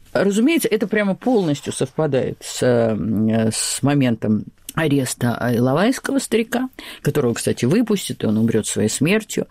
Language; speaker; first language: Russian; native; Russian